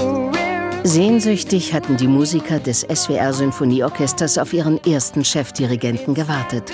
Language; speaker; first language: German; native; German